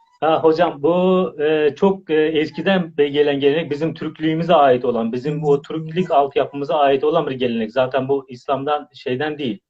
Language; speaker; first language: Turkish; non-native, fluent; Uzbek